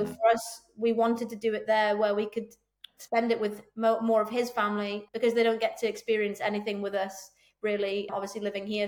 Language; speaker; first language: English; native; English